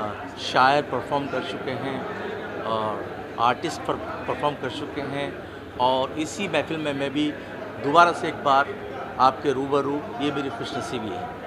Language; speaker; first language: Hindi; native; Hindi